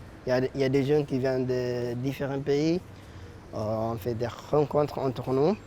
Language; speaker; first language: French; non-native, fluent; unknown